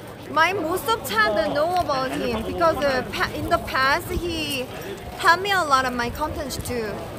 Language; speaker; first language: English; non-native, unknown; Korean